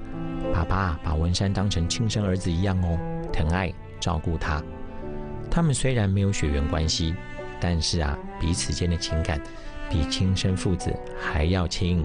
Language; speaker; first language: Chinese; native; Chinese